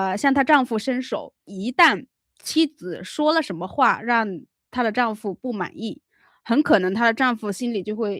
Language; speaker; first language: Chinese; native; Chinese